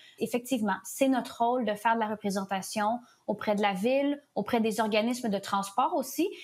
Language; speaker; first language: French; native; French